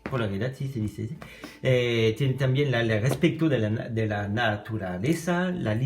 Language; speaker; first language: Spanish; non-native, learner; French